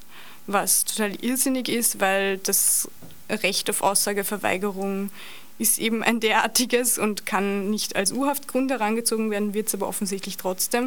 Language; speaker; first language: German; native; German